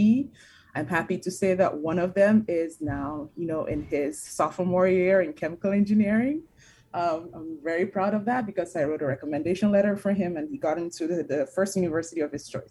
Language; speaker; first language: English; non-native, local second language; Igbo